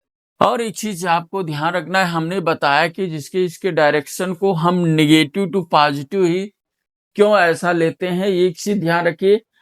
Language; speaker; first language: Hindi; native; Hindi